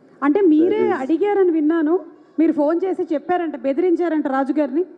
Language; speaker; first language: Telugu; native; Telugu